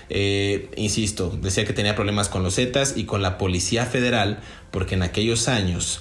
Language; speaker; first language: Spanish; native; Spanish